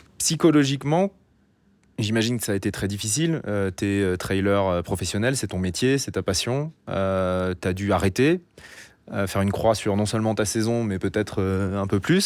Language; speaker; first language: French; native; French